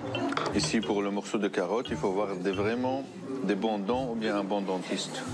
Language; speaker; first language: French; non-native, fluent; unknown